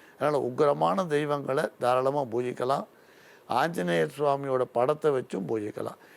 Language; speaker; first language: Tamil; native; Tamil